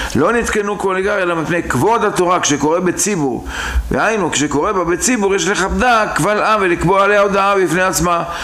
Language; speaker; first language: Hebrew; native; Hebrew